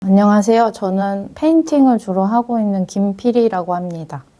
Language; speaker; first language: Korean; native; Korean